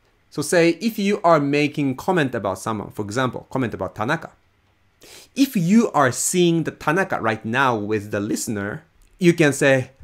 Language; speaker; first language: English; non-native, fluent; Japanese